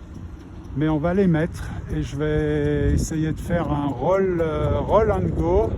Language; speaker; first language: French; native; French